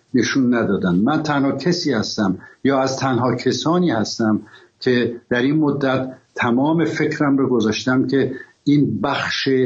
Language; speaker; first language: Persian; non-native, local second language; Azerbaijani